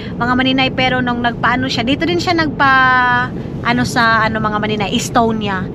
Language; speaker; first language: Filipino; non-native, local second language; Cebuano